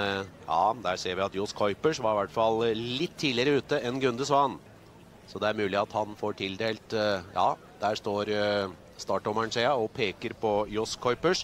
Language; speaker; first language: Norwegian; native; Norwegian